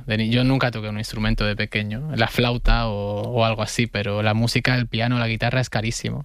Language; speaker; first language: Spanish; native; Spanish